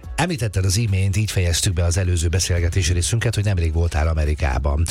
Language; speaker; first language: Hungarian; native; Hungarian